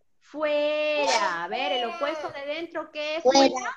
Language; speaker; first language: Spanish; native; Spanish